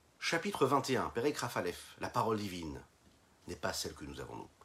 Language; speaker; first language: French; native; French